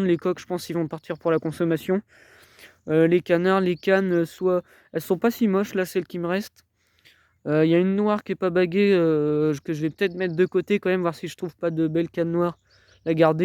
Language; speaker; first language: French; native; French